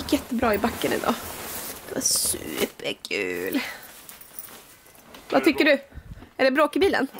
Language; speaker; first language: Swedish; native; Swedish